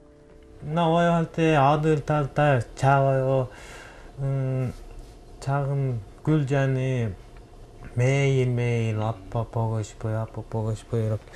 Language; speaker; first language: Korean; non-native, learner; Kyrgyz